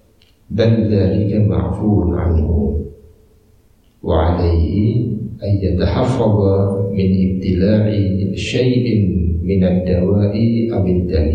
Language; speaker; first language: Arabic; non-native, fluent; Indonesian